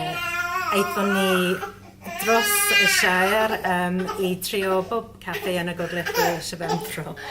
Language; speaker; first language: Welsh; non-native, learner; English